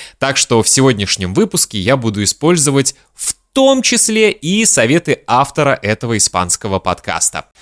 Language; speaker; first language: Russian; native; Russian